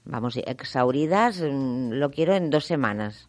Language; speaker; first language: Spanish; non-native, local second language; Catalan